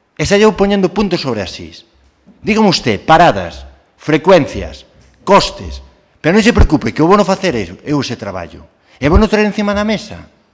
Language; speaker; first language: Galician; non-native, local second language; Spanish